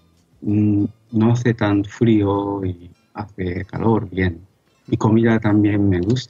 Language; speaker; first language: Spanish; non-native, fluent; Japanese